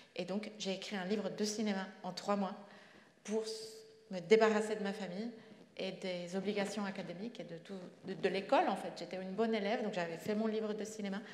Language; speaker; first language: French; non-native, fluent; Spanish